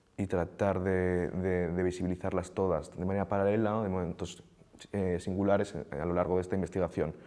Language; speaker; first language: Spanish; native; Spanish